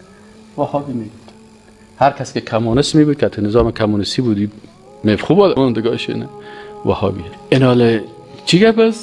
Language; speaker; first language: Persian; native; Persian